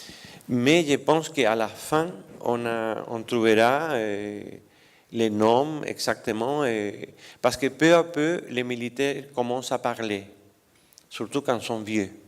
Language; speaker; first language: French; non-native, fluent; Spanish